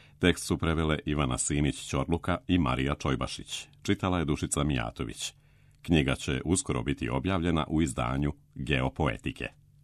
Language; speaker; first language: Serbian; native; Serbian